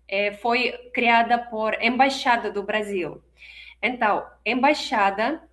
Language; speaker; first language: Portuguese; non-native, fluent; Russian